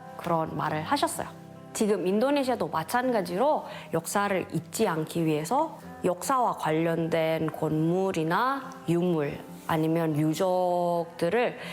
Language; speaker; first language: Korean; non-native, fluent; Indonesian